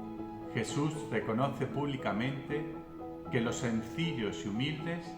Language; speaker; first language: Spanish; native; Spanish